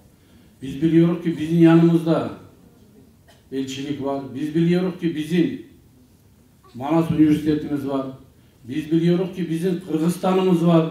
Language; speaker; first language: Turkish; early bilingual, heritage; Turkish